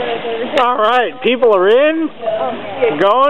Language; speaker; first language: English; native; English